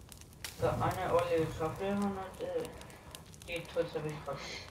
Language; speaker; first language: German; native; German